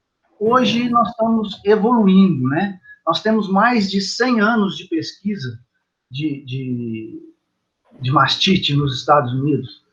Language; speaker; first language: Portuguese; native; Portuguese